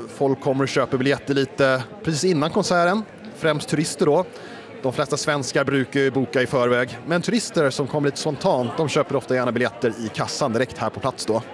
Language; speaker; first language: Swedish; native; Swedish